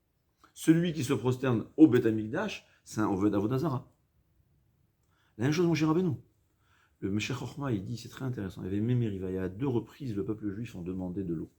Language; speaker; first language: French; native; French